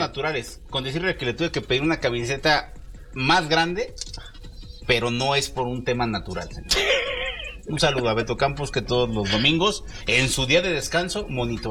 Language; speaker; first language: Spanish; native; Spanish